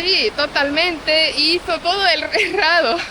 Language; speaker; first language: Spanish; non-native, fluent; Portuguese